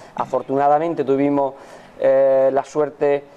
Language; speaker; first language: Spanish; native; Spanish